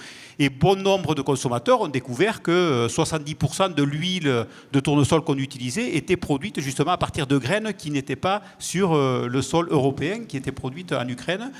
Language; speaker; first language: French; native; French